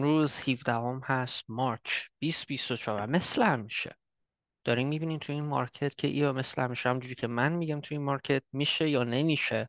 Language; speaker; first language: Persian; early bilingual, heritage; Persian